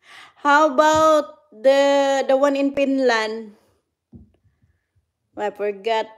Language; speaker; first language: English; non-native, local second language; Cebuano